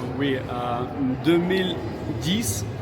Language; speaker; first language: French; non-native, fluent; Russian